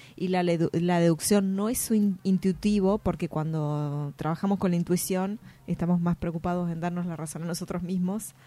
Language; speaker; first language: Spanish; native; Spanish